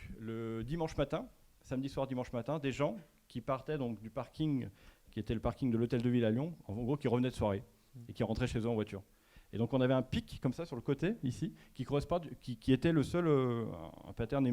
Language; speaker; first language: French; native; French